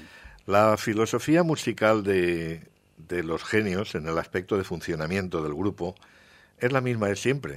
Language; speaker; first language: Spanish; native; Spanish